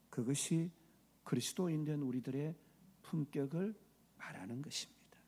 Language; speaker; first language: Korean; native; Korean